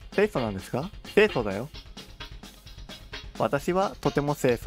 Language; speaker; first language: Japanese; non-native, learner; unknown